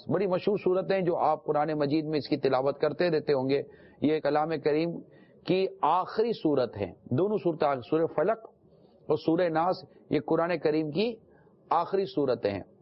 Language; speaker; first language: Urdu; non-native, local second language; Memoni